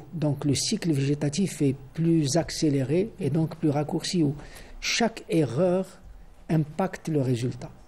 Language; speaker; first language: French; non-native, local second language; Arabic